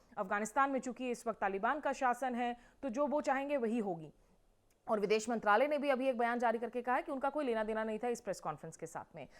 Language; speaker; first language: Hindi; native; Hindi